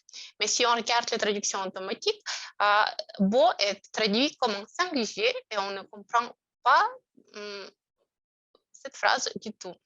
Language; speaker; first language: French; non-native, fluent; Russian